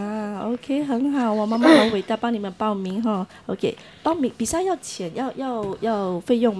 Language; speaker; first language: Chinese; native; Chinese